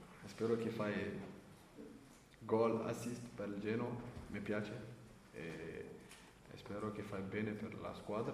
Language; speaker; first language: Italian; non-native, learner; French